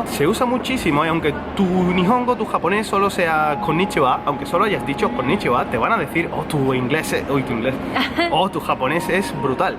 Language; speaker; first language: Spanish; native; Spanish